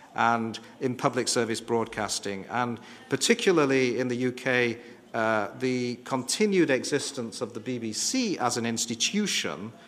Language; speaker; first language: English; native; English